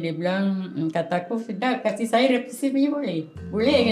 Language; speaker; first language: Malay; native; Malay